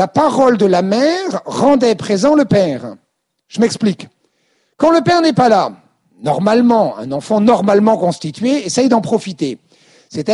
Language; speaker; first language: French; native; French